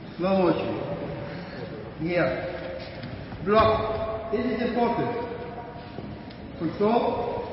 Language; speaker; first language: English; non-native, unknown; Dutch